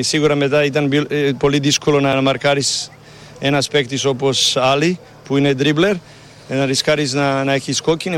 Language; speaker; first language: Greek; non-native, learner; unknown